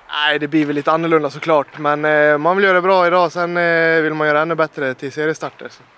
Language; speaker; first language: Swedish; native; Swedish